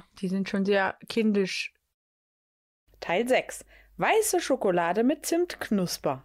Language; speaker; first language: German; native; German